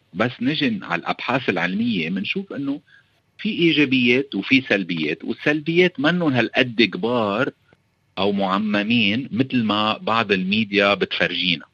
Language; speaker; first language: Arabic; native; Arabic